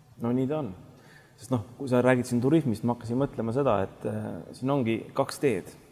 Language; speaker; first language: Estonian; native; Estonian